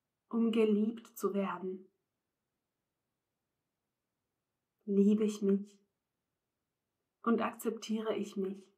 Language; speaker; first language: German; non-native, fluent; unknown